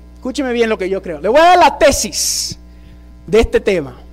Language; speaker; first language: Spanish; early bilingual, heritage; Spanish